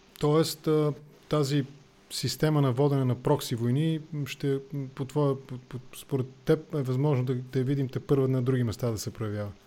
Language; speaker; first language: Bulgarian; native; Bulgarian